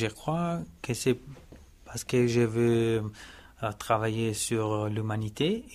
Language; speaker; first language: French; non-native, learner; Italian